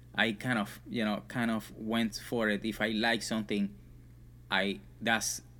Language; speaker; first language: English; non-native, fluent; Spanish